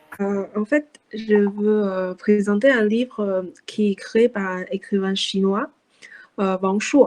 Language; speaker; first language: French; non-native, learner; Chinese